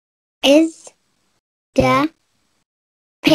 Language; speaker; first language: English; non-native, learner; Arabic